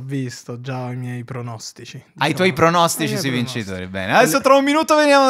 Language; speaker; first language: Italian; native; Italian